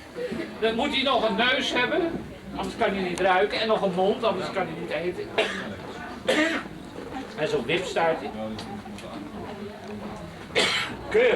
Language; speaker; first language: Dutch; native; Dutch